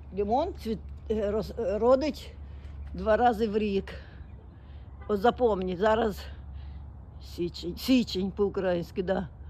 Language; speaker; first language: Ukrainian; native; Ukrainian